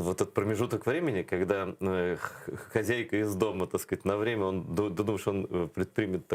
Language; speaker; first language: Russian; native; Russian